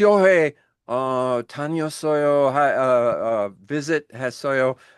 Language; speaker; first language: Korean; non-native, learner; English